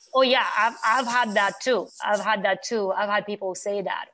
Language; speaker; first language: English; non-native, fluent; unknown